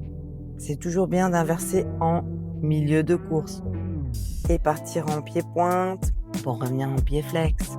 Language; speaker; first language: French; native; French